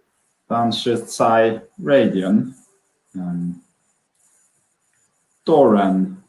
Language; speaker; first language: Chinese; non-native, learner; Swedish